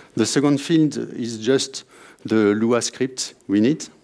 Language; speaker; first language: English; non-native, fluent; French